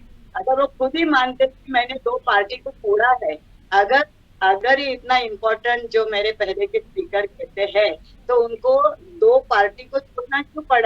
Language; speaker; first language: Hindi; non-native, local second language; Marathi